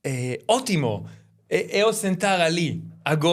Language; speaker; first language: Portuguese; non-native, learner; English